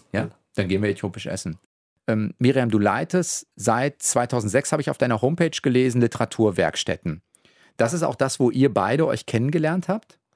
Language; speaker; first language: German; native; German